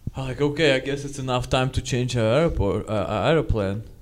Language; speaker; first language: English; non-native, learner; Russian